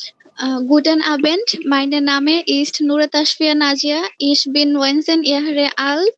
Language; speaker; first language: German; non-native, learner; Bangla